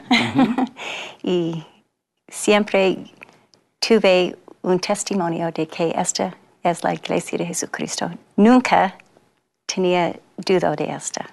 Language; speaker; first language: Spanish; non-native, fluent; English